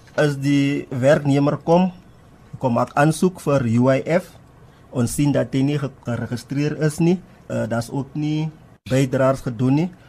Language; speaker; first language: Afrikaans; non-native, local second language; Tswana